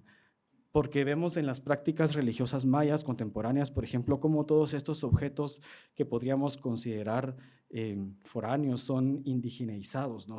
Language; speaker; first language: Spanish; native; Spanish